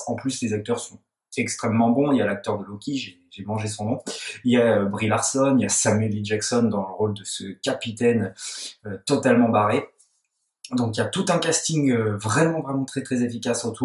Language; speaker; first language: French; native; French